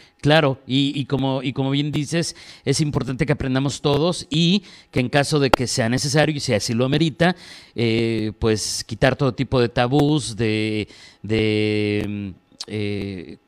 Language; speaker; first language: Spanish; native; Spanish